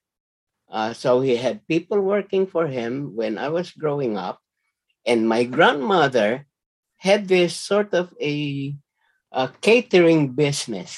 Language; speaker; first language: English; non-native, local second language; Filipino